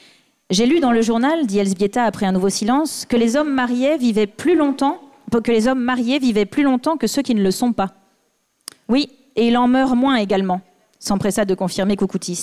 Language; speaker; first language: French; native; French